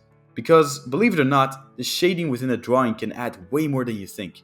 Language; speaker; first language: English; non-native, fluent; Dutch